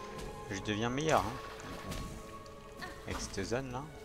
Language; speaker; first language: French; native; French